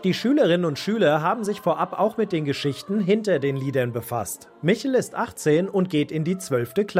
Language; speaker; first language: German; native; German